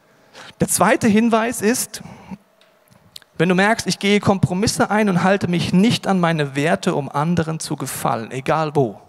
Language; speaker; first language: German; native; German